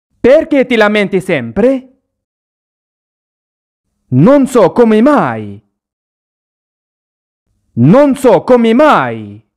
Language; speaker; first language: Italian; non-native, fluent; Arabic